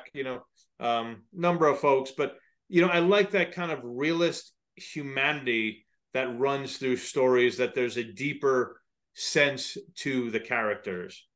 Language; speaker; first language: English; native; English